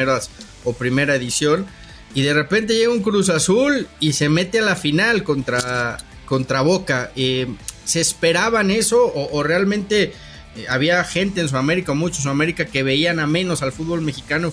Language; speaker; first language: Spanish; native; Spanish